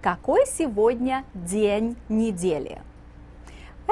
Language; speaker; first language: Russian; non-native, fluent; English